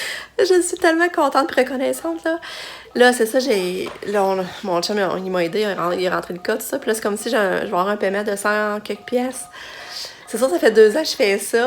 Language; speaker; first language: French; native; French